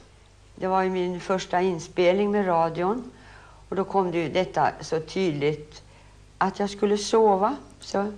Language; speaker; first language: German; non-native, learner; Swedish